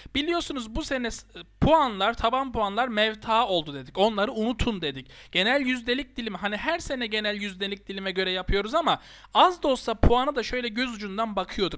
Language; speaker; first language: Turkish; native; Turkish